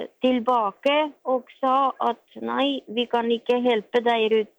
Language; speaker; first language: Norwegian; non-native, learner; Estonian